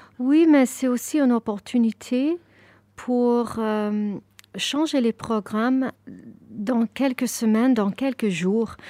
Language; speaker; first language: French; non-native, fluent; English